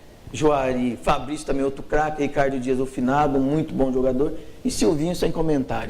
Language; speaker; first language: Portuguese; native; Portuguese